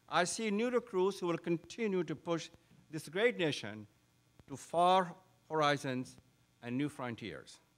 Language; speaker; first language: English; non-native, local second language; Urdu